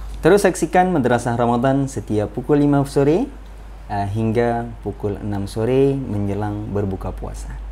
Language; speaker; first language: Malay; non-native, local second language; Achinese